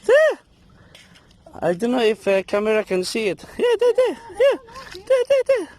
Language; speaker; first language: English; non-native, local second language; Filipino